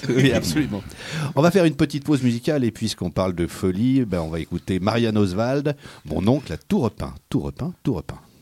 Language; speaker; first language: French; native; French